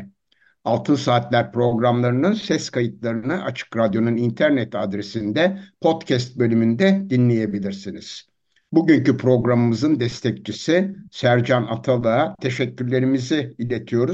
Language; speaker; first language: Turkish; native; Turkish